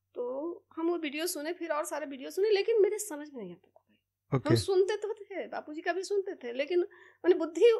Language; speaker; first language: Hindi; native; Hindi